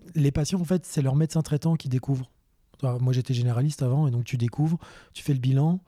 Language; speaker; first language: French; native; French